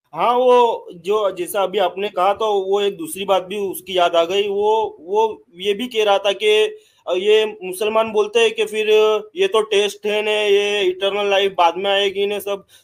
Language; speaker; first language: Hindi; non-native, local second language; Gujarati